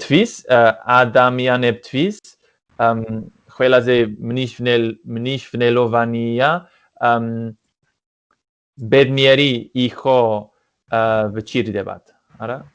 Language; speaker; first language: Georgian; non-native, learner; English